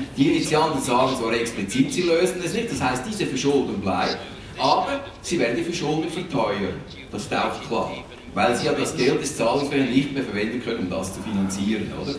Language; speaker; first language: German; native; German